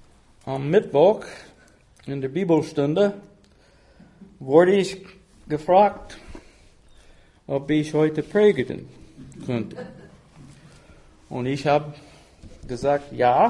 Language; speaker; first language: German; non-native, fluent; English